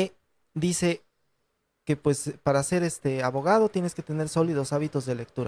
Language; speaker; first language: Spanish; native; Spanish